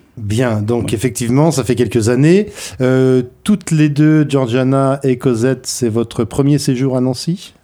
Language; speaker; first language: French; native; French